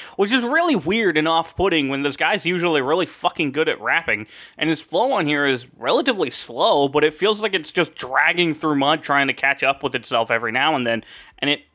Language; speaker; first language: English; native; English